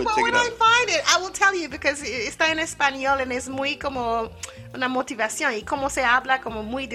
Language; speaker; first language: Spanish; non-native, fluent; English